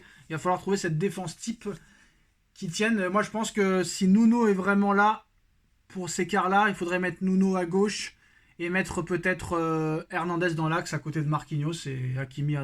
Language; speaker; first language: French; native; French